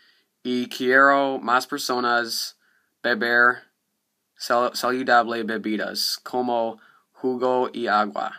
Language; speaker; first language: Spanish; non-native, learner; English